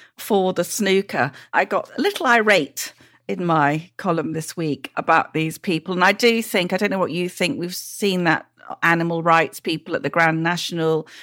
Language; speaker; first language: English; native; English